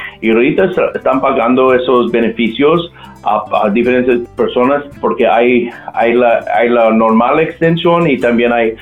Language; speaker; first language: Spanish; non-native, local second language; English